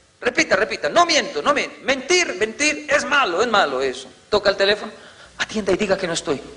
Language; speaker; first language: Spanish; native; Spanish